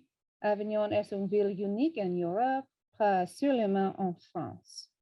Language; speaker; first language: French; non-native, learner; English